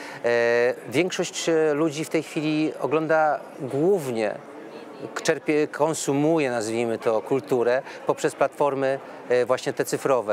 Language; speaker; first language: Polish; native; Polish